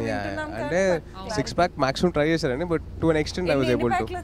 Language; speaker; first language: Telugu; native; Telugu